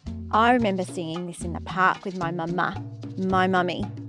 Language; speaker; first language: English; early bilingual, other home language; Spanish